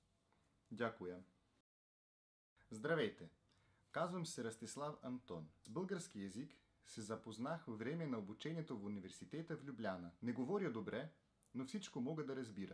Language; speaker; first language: Bulgarian; non-native, learner; Slovenian